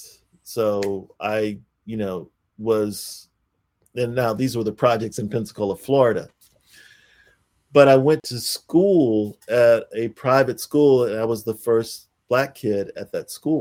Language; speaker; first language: English; native; English